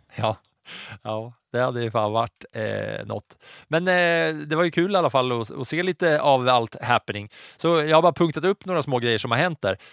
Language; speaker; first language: Swedish; native; Swedish